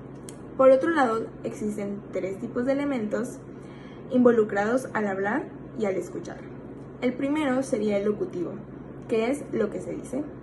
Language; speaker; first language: Spanish; native; Spanish